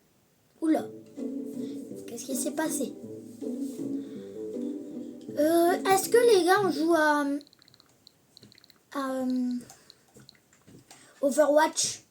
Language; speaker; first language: French; native; French